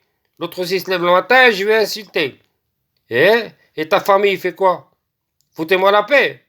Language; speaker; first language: French; non-native, local second language; Arabic